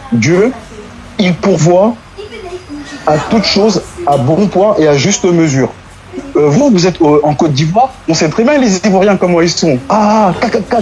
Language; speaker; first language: French; non-native, local second language; Wolof